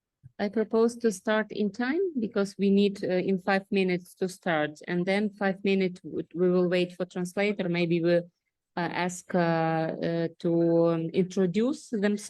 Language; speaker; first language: English; non-native, learner; Ukrainian